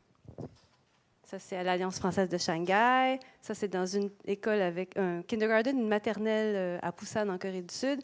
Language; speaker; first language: French; native; French